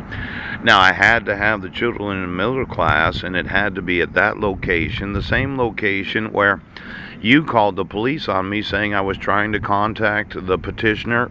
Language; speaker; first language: English; native; English